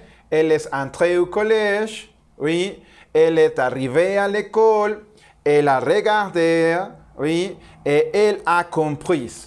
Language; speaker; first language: French; non-native, learner; Spanish